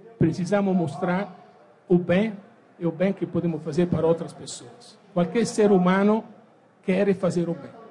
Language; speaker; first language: Portuguese; non-native, fluent; Italian